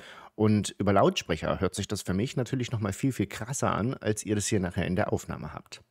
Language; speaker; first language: German; native; German